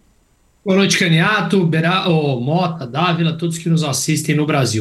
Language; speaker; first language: Portuguese; native; Portuguese